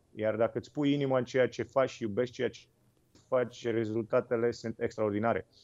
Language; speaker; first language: Romanian; native; Romanian